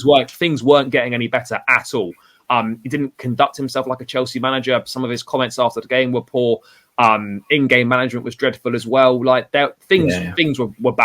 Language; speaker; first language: English; native; English